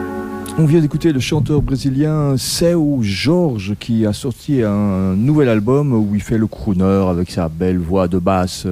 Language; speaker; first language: French; native; French